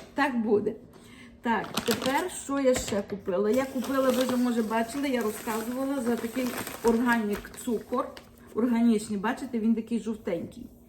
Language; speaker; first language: Ukrainian; native; Ukrainian